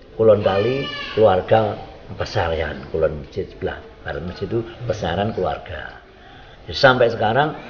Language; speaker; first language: Indonesian; non-native, local second language; Javanese